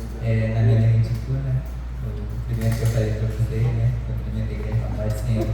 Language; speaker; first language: Portuguese; non-native, local second language; Ticuna